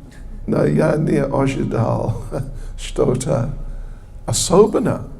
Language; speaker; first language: Russian; non-native, learner; English